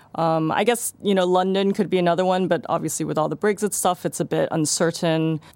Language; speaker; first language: English; non-native, local second language; Cantonese